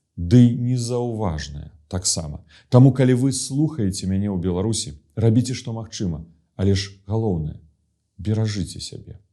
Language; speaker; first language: Belarusian; non-native, local second language; Russian